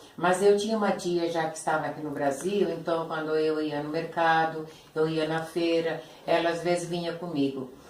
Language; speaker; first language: Portuguese; non-native, fluent; Italian